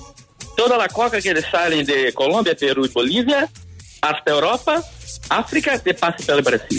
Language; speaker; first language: Spanish; non-native, learner; Portuguese